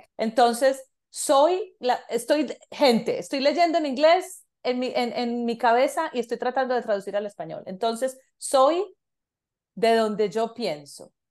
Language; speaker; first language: Spanish; native; Spanish